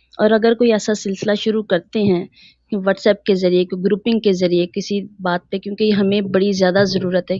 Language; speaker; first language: Urdu; native; Urdu